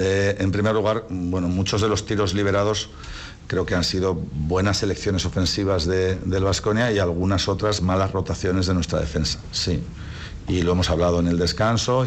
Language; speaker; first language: Spanish; native; Spanish